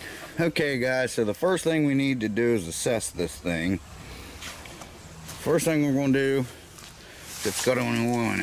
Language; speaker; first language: English; native; English